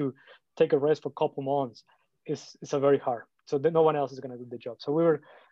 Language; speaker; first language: English; non-native, fluent; Spanish